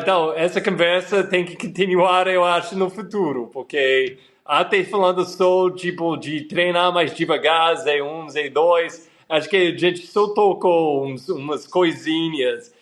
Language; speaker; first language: Portuguese; non-native, fluent; English